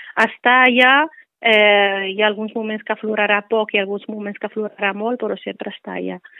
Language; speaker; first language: Catalan; non-native, fluent; Riffian